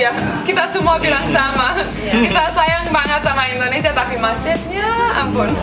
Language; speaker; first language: Indonesian; non-native, fluent; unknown